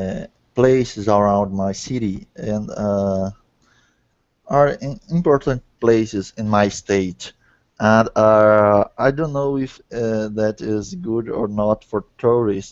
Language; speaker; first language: English; non-native, learner; Portuguese